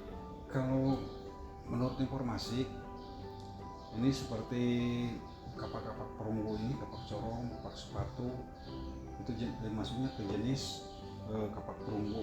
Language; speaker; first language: Indonesian; native; Indonesian